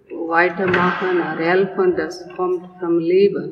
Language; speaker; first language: German; non-native, learner; Telugu